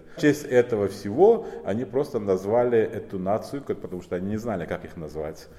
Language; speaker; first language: Russian; non-native, local second language; Tajik